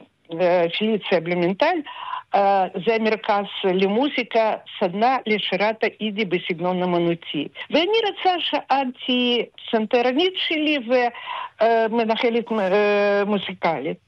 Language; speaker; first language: Hebrew; non-native, fluent; Russian